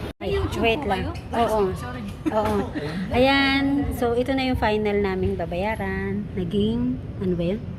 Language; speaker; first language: Filipino; native; Filipino